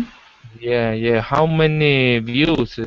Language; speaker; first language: English; non-native, learner; Spanish